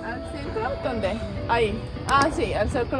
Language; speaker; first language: Spanish; non-native, learner; English